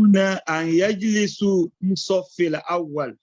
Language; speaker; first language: Arabic; non-native, learner; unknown